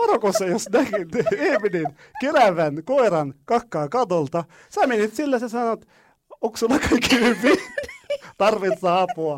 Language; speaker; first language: Finnish; non-native, fluent; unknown